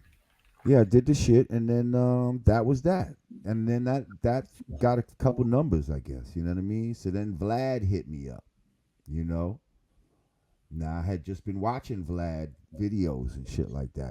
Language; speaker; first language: English; native; English